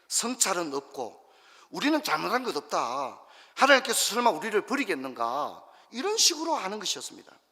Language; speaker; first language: Korean; native; Korean